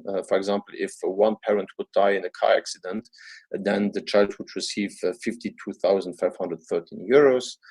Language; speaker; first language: English; non-native, fluent; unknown